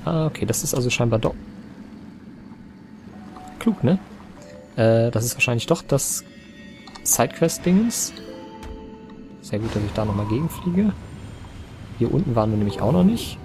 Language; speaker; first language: German; native; German